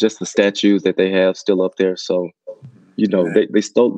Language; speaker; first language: English; native; English